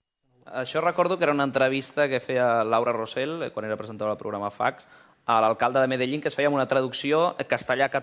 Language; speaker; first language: Catalan; native; Catalan